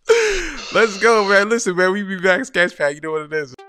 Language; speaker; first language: English; native; English